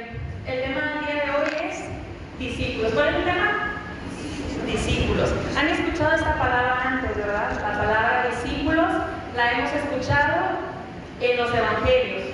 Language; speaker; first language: Spanish; native; Spanish